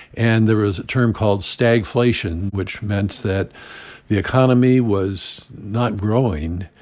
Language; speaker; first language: English; native; English